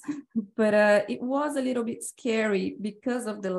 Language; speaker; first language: English; non-native, fluent; Portuguese